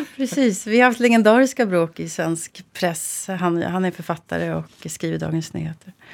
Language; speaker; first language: Swedish; native; Swedish